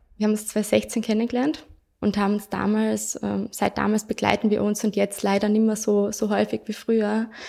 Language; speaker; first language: German; native; German